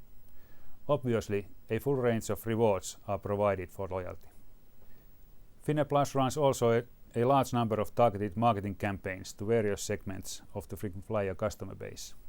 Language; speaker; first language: English; non-native, fluent; Finnish